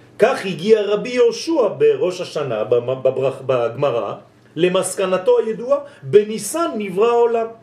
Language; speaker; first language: Hebrew; non-native, fluent; French